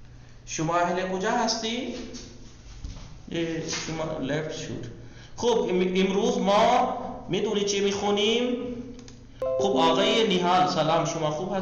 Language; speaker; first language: Persian; non-native, fluent; Urdu